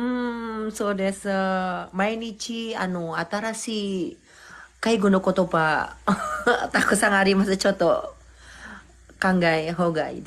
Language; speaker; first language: Japanese; non-native, learner; Indonesian